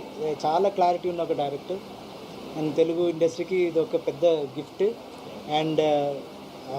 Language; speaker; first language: Telugu; non-native, learner; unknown